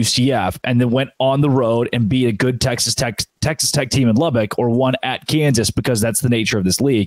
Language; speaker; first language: English; native; English